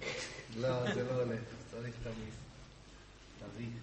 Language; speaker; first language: Hebrew; non-native, fluent; English